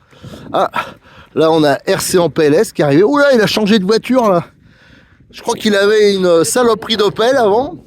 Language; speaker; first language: French; native; French